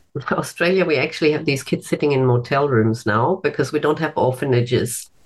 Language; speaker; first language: English; non-native, fluent; German